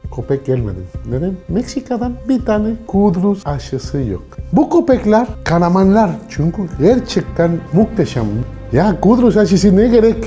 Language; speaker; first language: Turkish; non-native, learner; Spanish